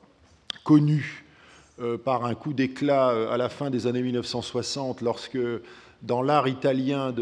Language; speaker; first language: French; native; French